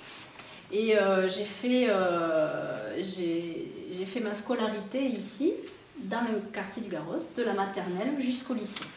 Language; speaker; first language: French; native; French